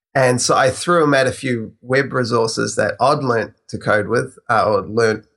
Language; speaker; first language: English; native; English